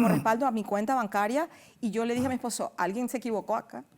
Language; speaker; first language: Spanish; native; Spanish